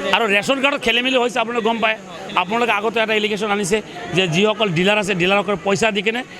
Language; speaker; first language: Assamese; non-native, local second language; Bangla